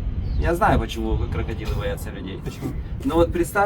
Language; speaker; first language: Russian; native; Russian